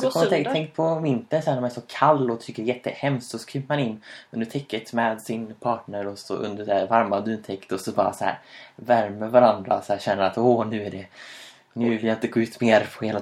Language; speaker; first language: Swedish; native; Swedish